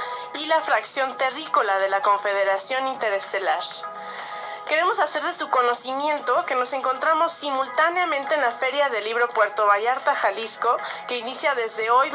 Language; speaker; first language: Spanish; native; Spanish